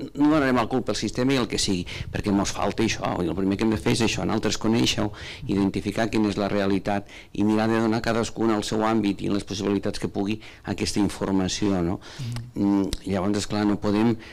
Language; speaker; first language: Catalan; native; Catalan